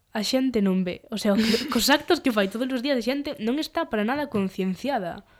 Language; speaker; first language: Galician; non-native, local second language; Spanish